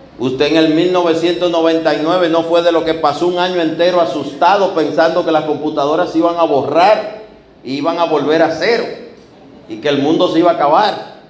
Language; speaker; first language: Spanish; native; Spanish